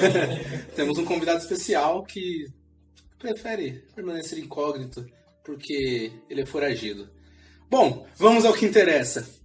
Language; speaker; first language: Portuguese; native; Portuguese